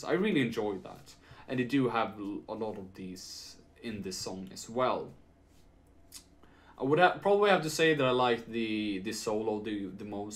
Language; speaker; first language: English; non-native, fluent; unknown